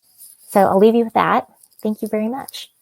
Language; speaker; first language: English; native; English